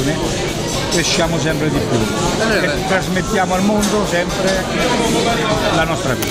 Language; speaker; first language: Italian; native; Italian